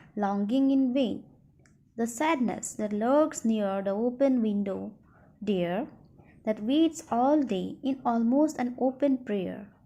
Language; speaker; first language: English; non-native, local second language; Assamese